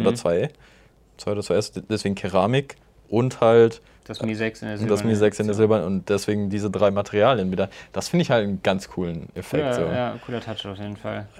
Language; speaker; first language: German; native; German